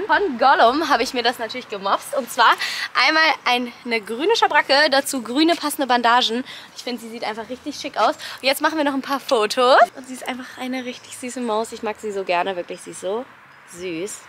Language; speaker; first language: German; native; German